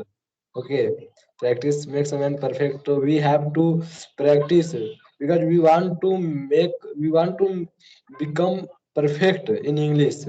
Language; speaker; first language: English; non-native, learner; Hindi